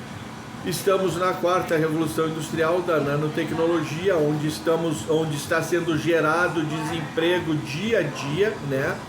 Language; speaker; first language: Portuguese; native; Portuguese